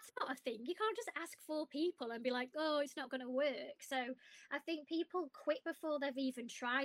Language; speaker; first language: English; native; English